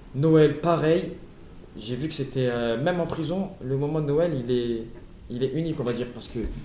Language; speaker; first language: French; native; French